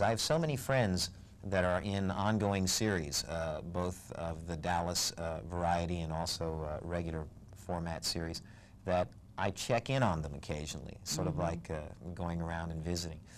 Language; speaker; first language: English; native; English